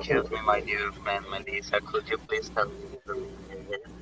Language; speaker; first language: English; non-native, learner; Spanish